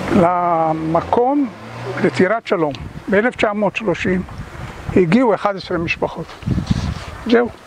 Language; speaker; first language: Hebrew; early bilingual, other home language; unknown